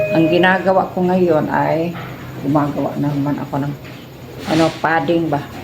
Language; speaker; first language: Filipino; non-native, local second language; Cebuano